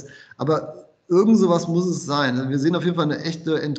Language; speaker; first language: German; native; German